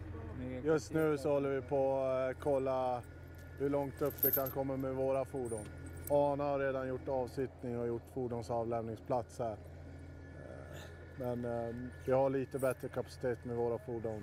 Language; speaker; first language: Swedish; native; Swedish